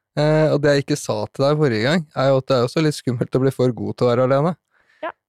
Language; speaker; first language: Norwegian; native; Norwegian